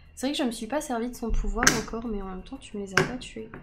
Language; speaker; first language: French; native; French